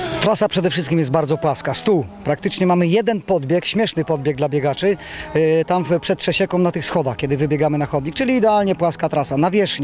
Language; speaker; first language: Polish; native; Polish